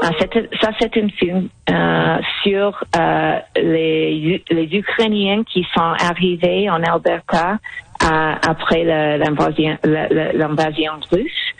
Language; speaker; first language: French; non-native, local second language; English